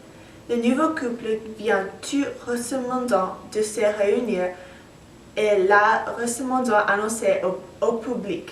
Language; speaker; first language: French; non-native, learner; English